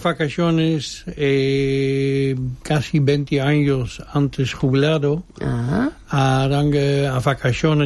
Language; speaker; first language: Spanish; non-native, learner; Dutch